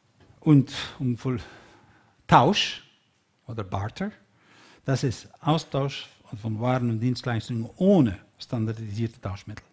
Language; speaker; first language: German; non-native, learner; Dutch